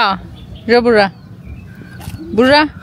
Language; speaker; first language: Chinese; non-native, learner; Russian